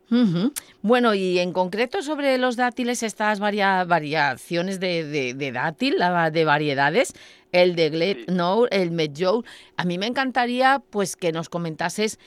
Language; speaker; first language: Spanish; native; Spanish